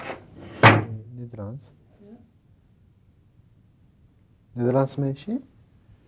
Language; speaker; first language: Dutch; non-native, learner; Turkish